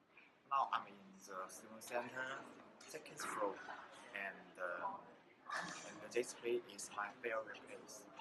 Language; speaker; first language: English; non-native, learner; Chinese